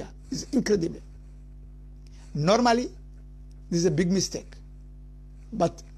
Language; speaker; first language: English; non-native, learner; Somali